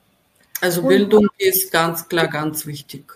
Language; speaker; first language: German; non-native, fluent; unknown